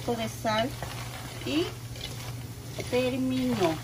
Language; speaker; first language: Spanish; native; Spanish